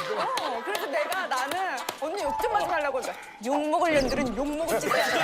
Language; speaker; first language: Korean; native; Korean